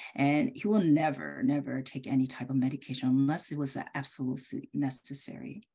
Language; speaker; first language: English; early bilingual, other home language; Korean